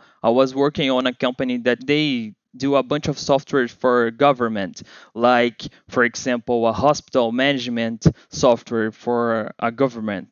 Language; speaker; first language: English; non-native, fluent; Portuguese